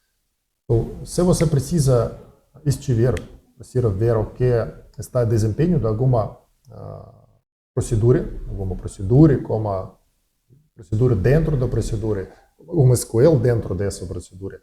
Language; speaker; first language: Portuguese; non-native, learner; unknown